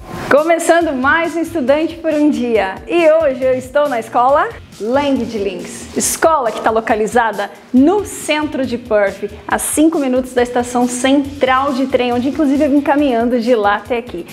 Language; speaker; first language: Portuguese; native; Portuguese